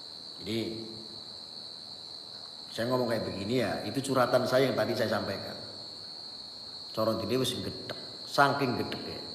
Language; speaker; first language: Indonesian; non-native, local second language; Javanese